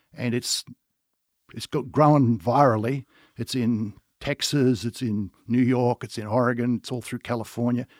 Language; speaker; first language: English; native; English